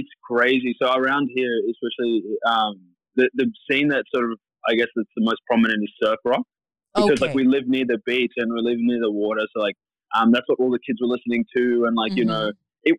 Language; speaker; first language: English; native; English